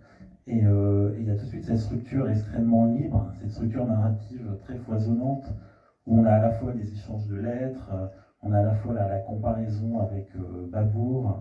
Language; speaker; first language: French; native; French